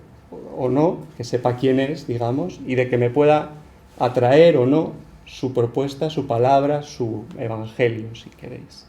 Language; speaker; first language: Spanish; native; Spanish